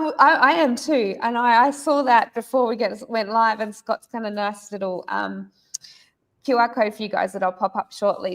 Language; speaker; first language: English; native; English